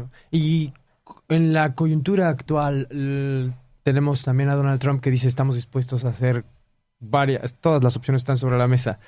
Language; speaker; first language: Spanish; native; Spanish